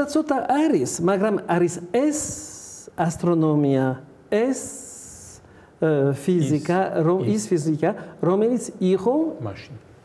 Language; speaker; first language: Georgian; non-native, learner; French